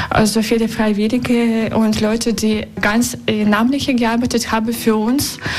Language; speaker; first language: German; non-native, learner; Russian